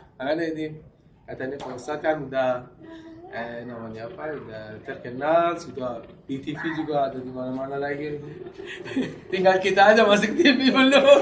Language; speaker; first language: Indonesian; non-native, fluent; Persian